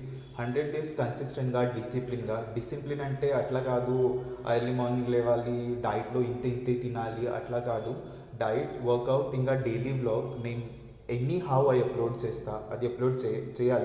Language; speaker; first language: Telugu; early bilingual, heritage; Telugu